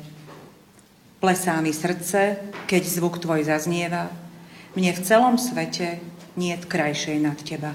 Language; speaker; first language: Slovak; early bilingual, heritage; Slovak